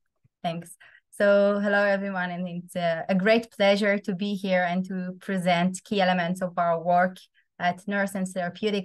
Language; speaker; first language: English; non-native, fluent; Hebrew